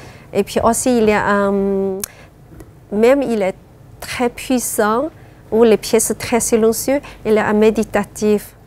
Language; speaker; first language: French; non-native, learner; Chinese